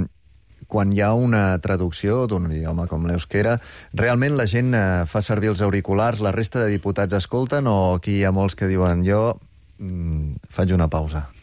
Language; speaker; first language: Catalan; native; Catalan